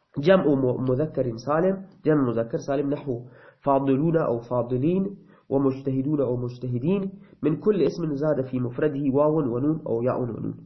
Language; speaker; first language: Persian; non-native, local second language; Baluchi